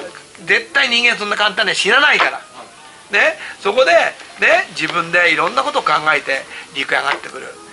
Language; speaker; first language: Japanese; native; Japanese